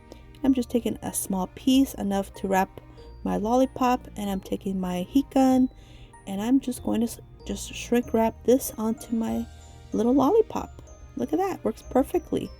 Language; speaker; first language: English; native; English